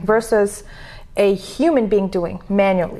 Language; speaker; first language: English; non-native, fluent; French